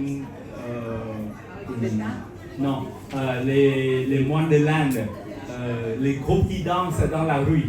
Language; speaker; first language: French; non-native, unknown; Khmer